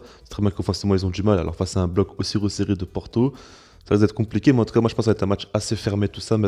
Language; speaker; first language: French; native; French